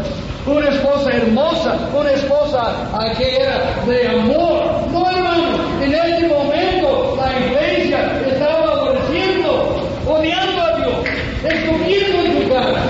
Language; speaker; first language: Spanish; non-native, fluent; English